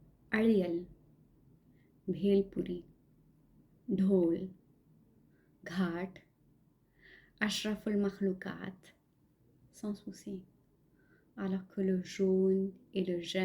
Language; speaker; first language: French; non-native, fluent; Punjabi